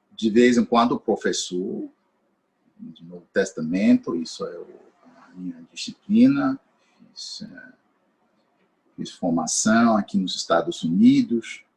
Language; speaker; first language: Portuguese; non-native, fluent; English